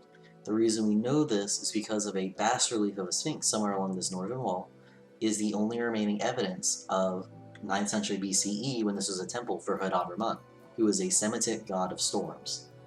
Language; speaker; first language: English; native; English